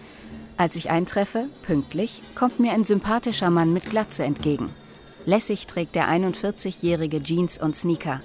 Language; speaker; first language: German; native; German